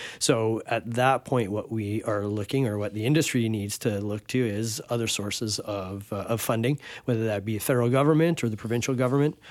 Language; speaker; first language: English; native; English